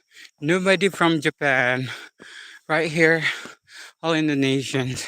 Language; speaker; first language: English; non-native, learner; Indonesian